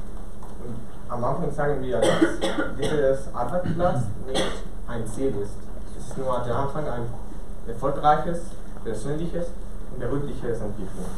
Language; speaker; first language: German; non-native, learner; Spanish